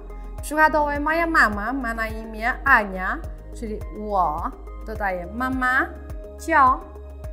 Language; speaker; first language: Polish; non-native, learner; Chinese